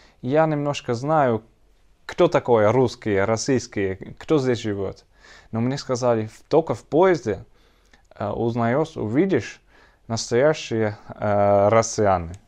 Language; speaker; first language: Russian; non-native, learner; Dutch